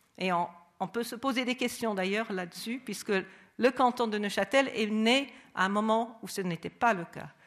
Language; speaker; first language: French; non-native, fluent; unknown